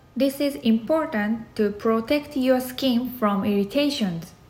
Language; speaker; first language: English; non-native, learner; Japanese